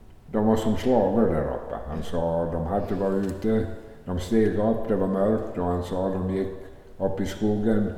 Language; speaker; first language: Swedish; early bilingual, heritage; Swedish